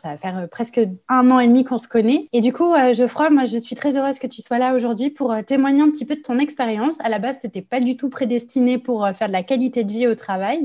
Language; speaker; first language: French; native; French